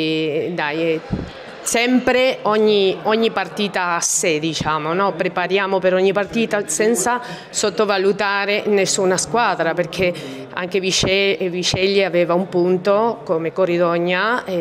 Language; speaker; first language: Italian; non-native, fluent; Spanish